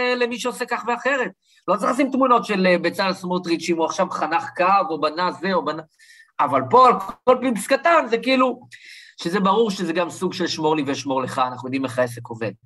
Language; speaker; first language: Hebrew; early bilingual, other home language; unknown